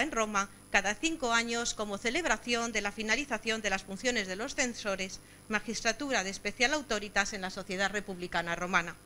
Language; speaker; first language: Spanish; native; Spanish